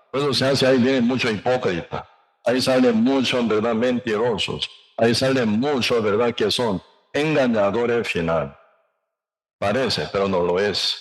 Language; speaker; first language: Spanish; non-native, learner; Korean